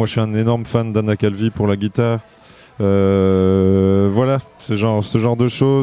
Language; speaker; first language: French; native; French